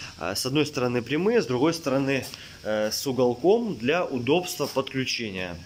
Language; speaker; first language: Russian; native; Russian